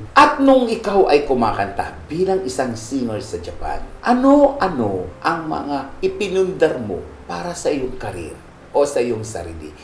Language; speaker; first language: Filipino; native; Filipino